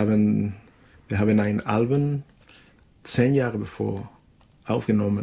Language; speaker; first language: German; non-native, fluent; Spanish